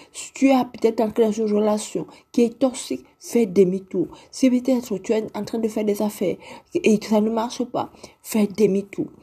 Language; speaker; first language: French; non-native, local second language; Lingala